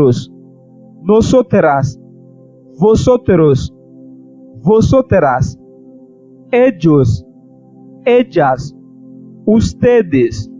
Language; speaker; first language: Spanish; non-native, learner; Haitian Creole